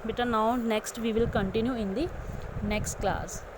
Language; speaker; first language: English; non-native, local second language; Punjabi